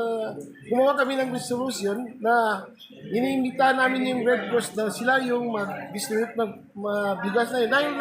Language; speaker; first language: Filipino; non-native, local second language; Maguindanaon